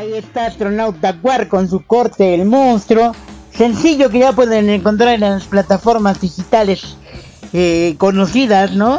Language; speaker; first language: Spanish; native; Spanish